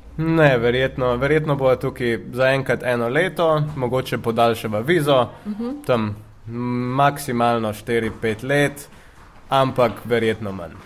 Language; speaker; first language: Slovenian; native; Slovenian